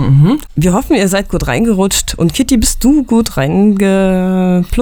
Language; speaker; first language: German; native; German